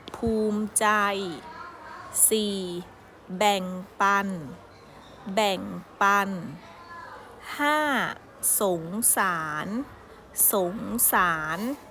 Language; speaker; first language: Thai; native; Thai